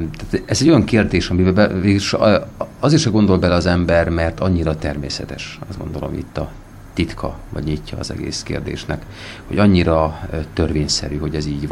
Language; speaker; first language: Hungarian; native; Hungarian